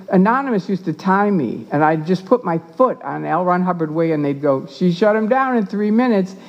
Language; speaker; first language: English; native; English